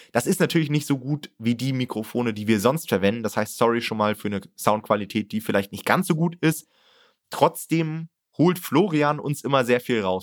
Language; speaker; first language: German; native; German